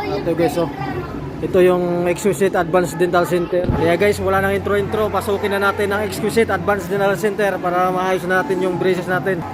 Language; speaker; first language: Filipino; native; Filipino